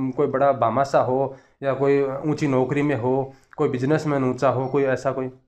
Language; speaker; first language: Hindi; native; Hindi